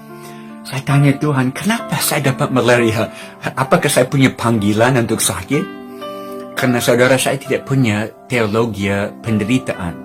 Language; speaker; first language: Indonesian; non-native, fluent; English